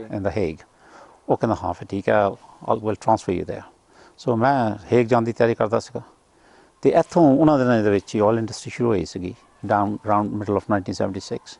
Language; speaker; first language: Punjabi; early bilingual, heritage; Punjabi